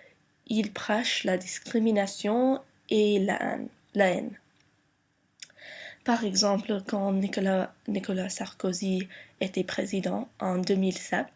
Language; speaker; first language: French; non-native, learner; English